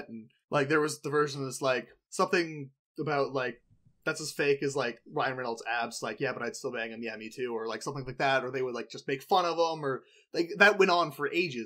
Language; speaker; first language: English; native; English